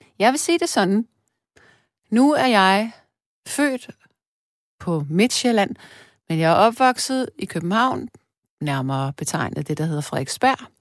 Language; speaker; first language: Danish; native; Danish